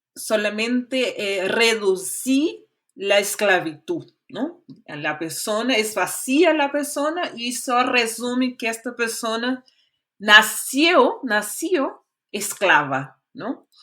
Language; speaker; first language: Spanish; non-native, fluent; Portuguese